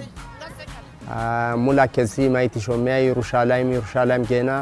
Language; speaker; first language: Hebrew; non-native, fluent; Amharic